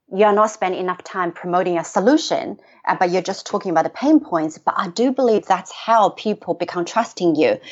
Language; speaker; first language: English; non-native, fluent; Chinese